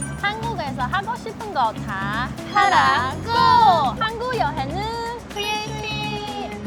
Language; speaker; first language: Korean; non-native, learner; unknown